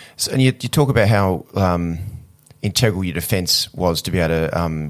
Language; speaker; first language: English; native; English